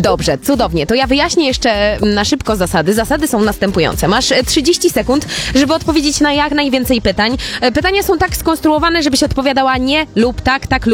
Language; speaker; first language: Polish; native; Polish